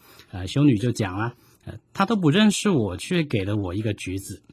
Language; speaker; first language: Chinese; native; Chinese